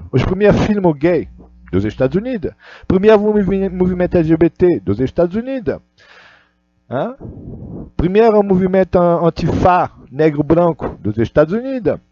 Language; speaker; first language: Portuguese; non-native, learner; Russian